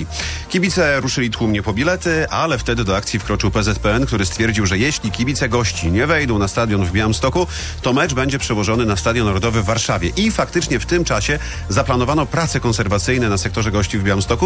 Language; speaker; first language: Polish; native; Polish